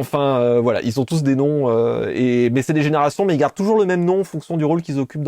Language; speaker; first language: French; native; French